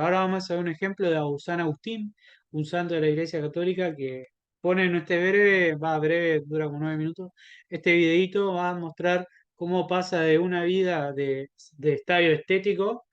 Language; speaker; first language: Spanish; native; Spanish